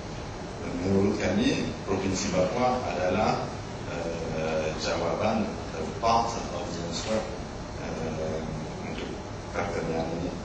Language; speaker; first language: Indonesian; non-native, learner; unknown